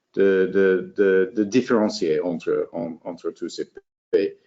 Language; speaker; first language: French; non-native, fluent; English